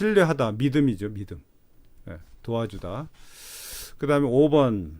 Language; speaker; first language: Korean; native; Korean